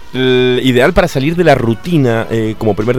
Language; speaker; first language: Spanish; native; Spanish